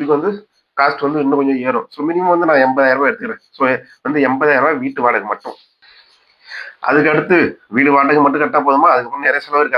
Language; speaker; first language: Tamil; native; Tamil